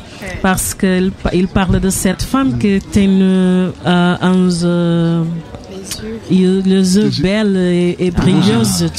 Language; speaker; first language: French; non-native, learner; Portuguese